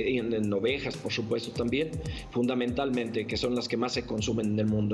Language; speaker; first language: Spanish; native; Spanish